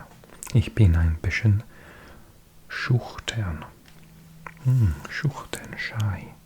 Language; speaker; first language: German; non-native, learner; English